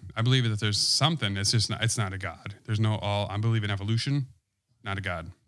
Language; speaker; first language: English; native; English